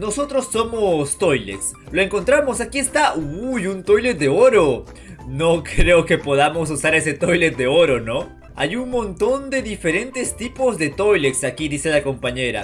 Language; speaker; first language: Spanish; native; Spanish